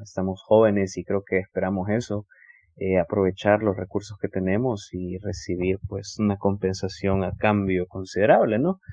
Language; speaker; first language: Spanish; native; Spanish